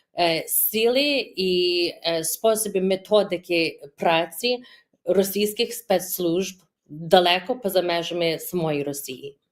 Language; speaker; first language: Ukrainian; early bilingual, heritage; Ukrainian